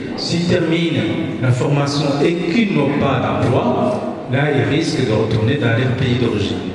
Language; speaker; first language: French; non-native, local second language; Kinyarwanda